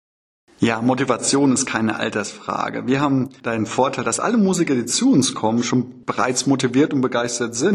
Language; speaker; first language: German; native; German